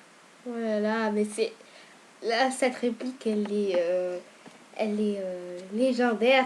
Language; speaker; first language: French; native; French